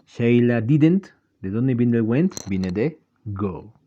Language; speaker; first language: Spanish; non-native, local second language; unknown